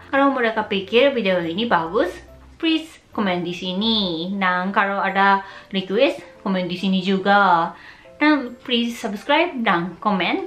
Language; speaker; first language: Indonesian; non-native, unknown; Japanese